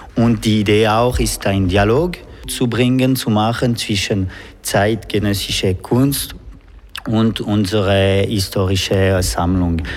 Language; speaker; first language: German; non-native, local second language; French